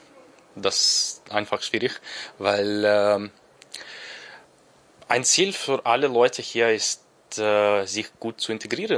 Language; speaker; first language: German; non-native, learner; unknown